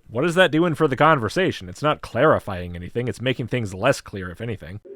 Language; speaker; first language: English; native; English